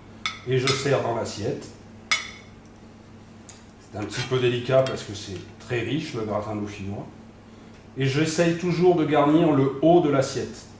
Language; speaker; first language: French; native; French